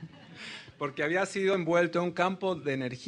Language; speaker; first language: Spanish; native; Spanish